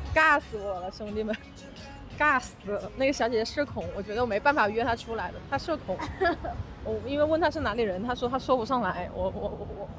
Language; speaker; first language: Chinese; native; Chinese